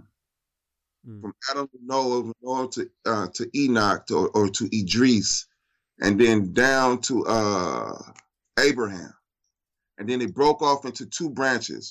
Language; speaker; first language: English; native; English